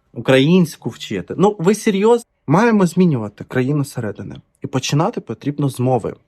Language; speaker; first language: Ukrainian; non-native, local second language; Russian